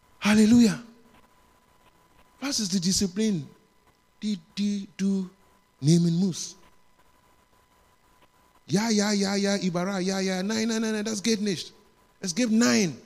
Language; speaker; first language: German; non-native, learner; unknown